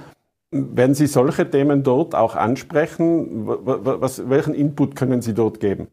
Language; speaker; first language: German; native; German